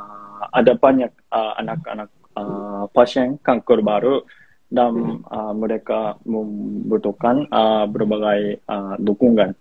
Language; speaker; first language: Indonesian; non-native, fluent; Japanese